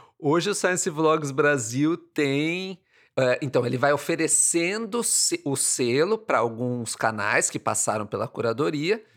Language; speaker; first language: Portuguese; native; Portuguese